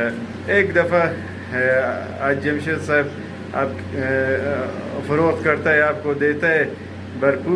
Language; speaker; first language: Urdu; non-native, local second language; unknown